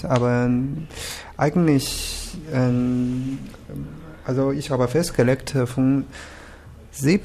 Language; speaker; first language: German; non-native, learner; Chinese